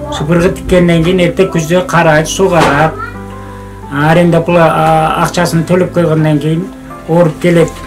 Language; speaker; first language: Kyrgyz; early bilingual, heritage; Kyrgyz